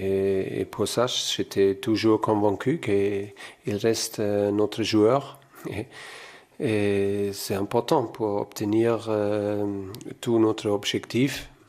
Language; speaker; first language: French; non-native, fluent; German